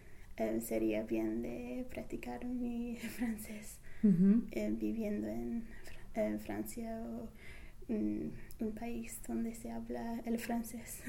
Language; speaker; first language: Spanish; non-native, fluent; English